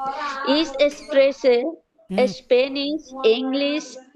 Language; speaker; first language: German; non-native, learner; Bangla